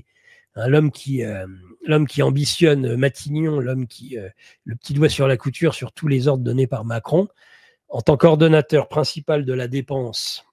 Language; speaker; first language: French; native; French